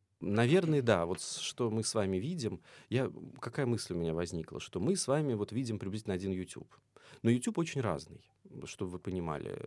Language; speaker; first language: Russian; native; Russian